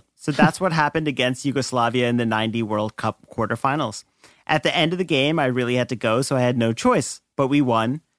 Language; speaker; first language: English; native; English